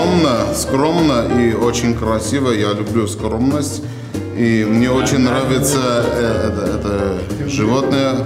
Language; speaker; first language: Russian; non-native, learner; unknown